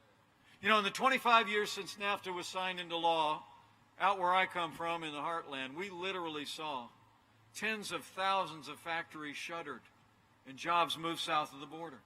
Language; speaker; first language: English; native; English